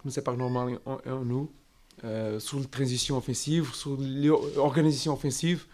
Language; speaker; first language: French; non-native, learner; Portuguese